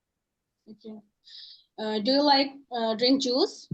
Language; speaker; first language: English; non-native, learner; Hindi